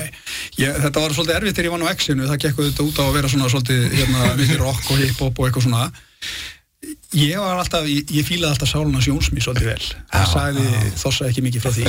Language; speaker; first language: Icelandic; native; Icelandic